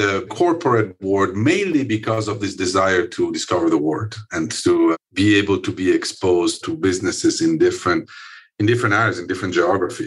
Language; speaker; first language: English; non-native, fluent; Italian